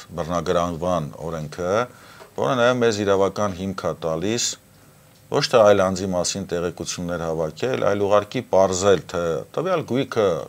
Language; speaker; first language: Armenian; native; Armenian